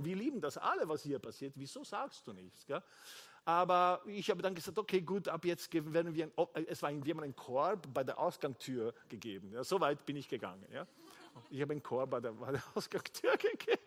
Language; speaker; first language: German; non-native, fluent; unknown